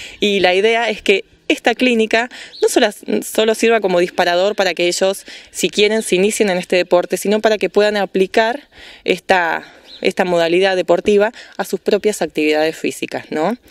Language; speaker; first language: Spanish; native; Spanish